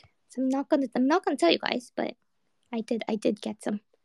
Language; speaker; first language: English; early bilingual, other home language; Japanese